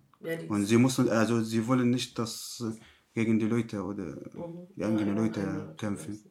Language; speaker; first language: German; non-native, learner; Arabic